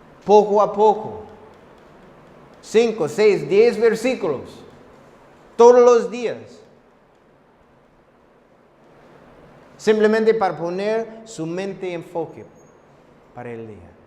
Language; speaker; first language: Spanish; non-native, fluent; English